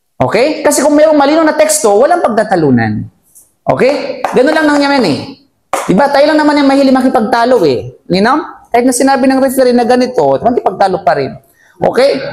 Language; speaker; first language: Filipino; non-native, local second language; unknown